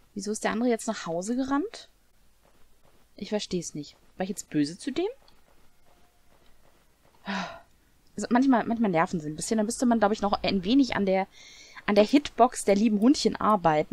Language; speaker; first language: German; native; German